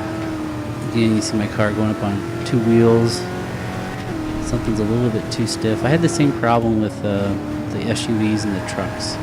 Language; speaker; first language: English; native; English